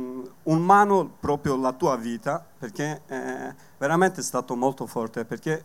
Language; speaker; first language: Italian; non-native, learner; Kurdish